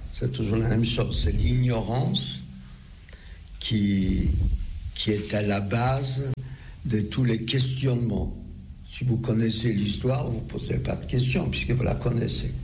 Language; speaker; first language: French; non-native, fluent; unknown